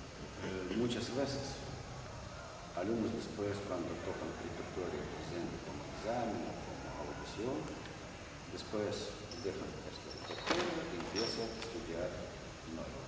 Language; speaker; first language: Spanish; non-native, learner; Russian